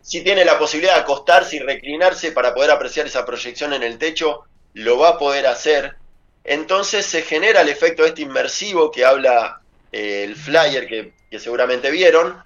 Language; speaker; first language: Spanish; native; Spanish